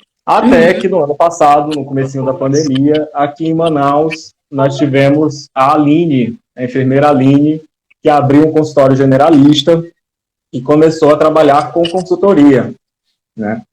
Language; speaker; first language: Portuguese; native; Portuguese